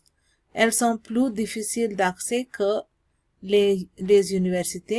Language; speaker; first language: French; non-native, learner; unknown